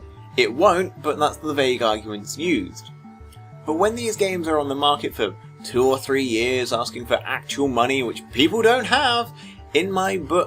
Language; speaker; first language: English; native; English